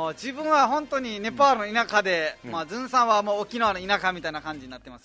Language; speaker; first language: Japanese; non-native, fluent; Nepali